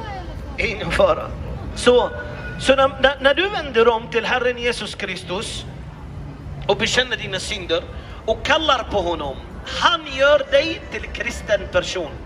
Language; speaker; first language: Swedish; non-native, fluent; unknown